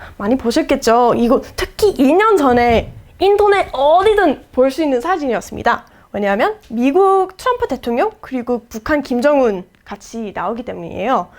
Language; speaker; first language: Korean; non-native, fluent; English